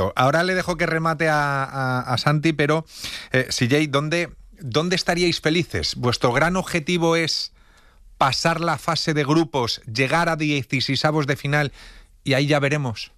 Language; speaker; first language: Spanish; native; Spanish